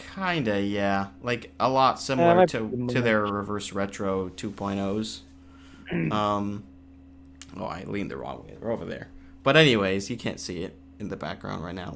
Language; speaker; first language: English; native; English